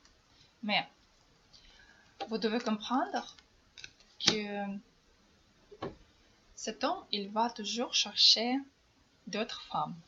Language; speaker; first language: French; non-native, fluent; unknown